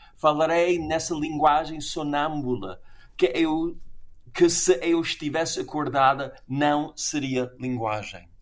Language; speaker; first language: Portuguese; non-native, fluent; English